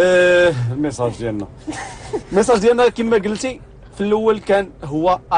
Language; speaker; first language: Arabic; native; Arabic